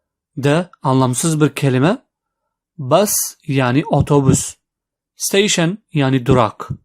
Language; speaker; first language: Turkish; non-native, fluent; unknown